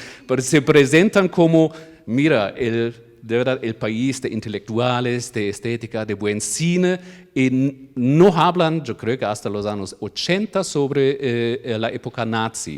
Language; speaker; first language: Spanish; non-native, fluent; German